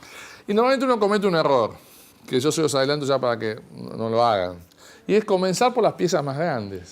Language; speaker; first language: Spanish; native; Spanish